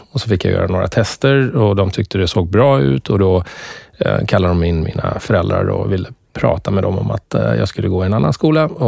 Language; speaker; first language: Swedish; early bilingual, other home language; Persian